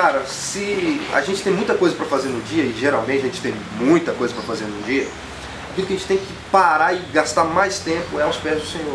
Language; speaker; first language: Portuguese; native; Portuguese